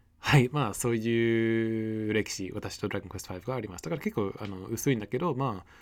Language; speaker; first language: Japanese; non-native, fluent; English